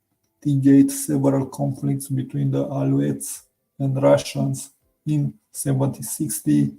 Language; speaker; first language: English; non-native, learner; Romanian